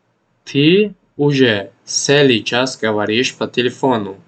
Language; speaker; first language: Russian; non-native, local second language; Tajik